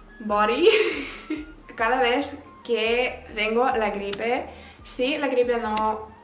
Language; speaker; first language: Spanish; non-native, learner; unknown